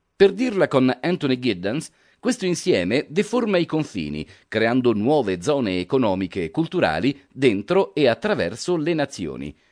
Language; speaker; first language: Italian; native; Italian